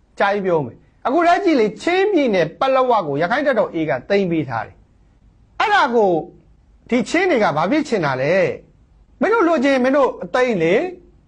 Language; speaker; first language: Burmese; non-native, local second language; Hakha Chin